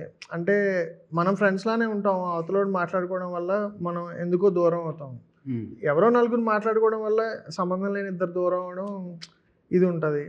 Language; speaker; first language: Telugu; native; Telugu